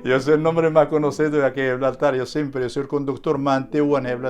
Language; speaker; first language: Spanish; native; Spanish